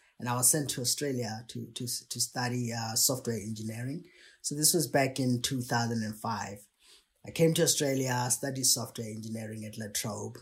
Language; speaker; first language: English; non-native, local second language; Tswana